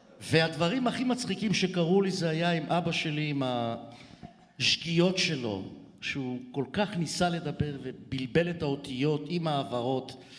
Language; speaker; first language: Hebrew; early bilingual, other home language; Bulgarian